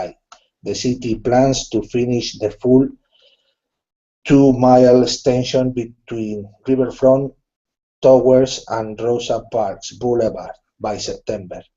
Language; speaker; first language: English; non-native, learner; Spanish